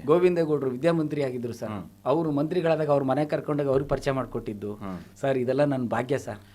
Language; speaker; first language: Kannada; non-native, local second language; Telugu